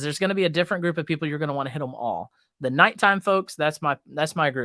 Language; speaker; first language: English; native; English